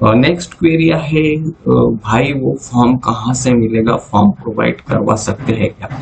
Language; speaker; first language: Hindi; non-native, local second language; Marathi